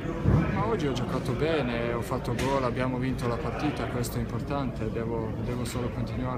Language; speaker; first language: Italian; non-native, fluent; Bosnian